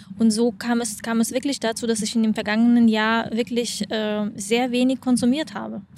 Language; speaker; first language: German; non-native, fluent; Lithuanian